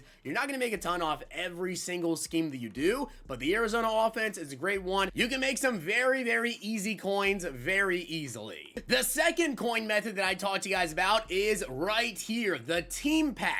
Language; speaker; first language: English; native; English